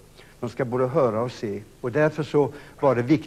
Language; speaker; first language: Swedish; native; Swedish